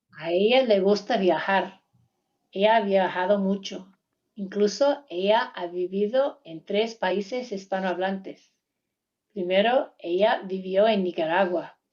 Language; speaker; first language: Spanish; non-native, learner; English